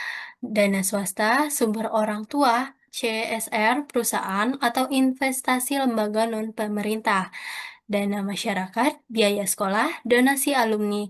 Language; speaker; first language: Indonesian; native; Indonesian